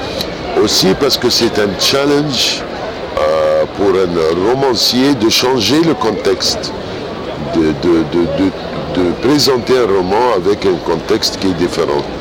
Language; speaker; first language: French; non-native, fluent; Arabic